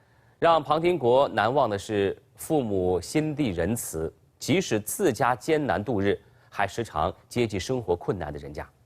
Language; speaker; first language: Chinese; native; Chinese